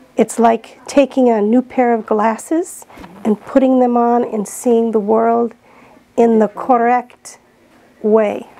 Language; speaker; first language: English; native; English